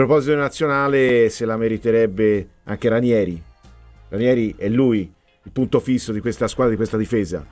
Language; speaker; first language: Italian; native; Italian